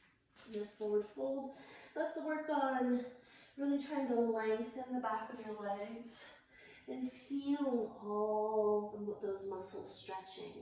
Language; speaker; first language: English; native; English